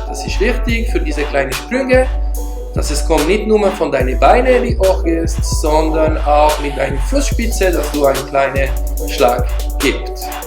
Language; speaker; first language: German; non-native, learner; French